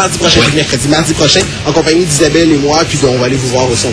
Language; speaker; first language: French; native; French